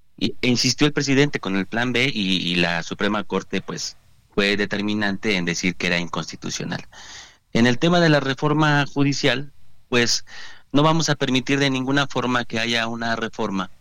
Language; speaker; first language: Spanish; native; Spanish